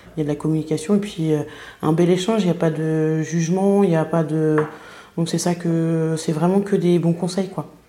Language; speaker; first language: French; native; French